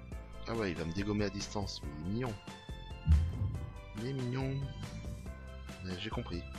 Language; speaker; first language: French; native; French